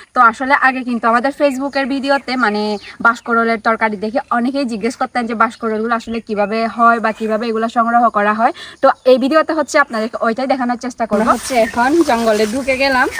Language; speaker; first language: Bangla; non-native, local second language; Chakma